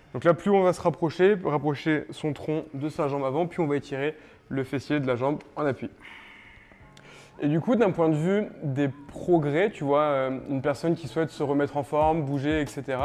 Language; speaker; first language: French; native; French